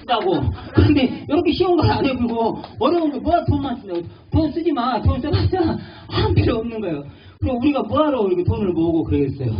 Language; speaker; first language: Korean; native; Korean